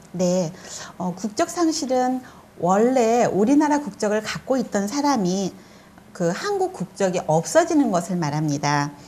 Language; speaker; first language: Korean; native; Korean